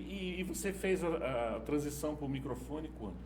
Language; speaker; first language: Portuguese; native; Portuguese